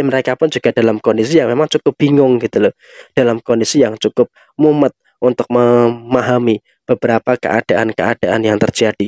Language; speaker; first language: Indonesian; native; Indonesian